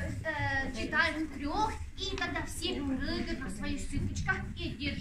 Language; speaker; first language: Russian; non-native, learner; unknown